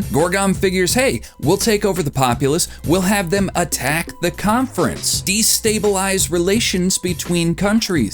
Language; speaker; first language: English; native; English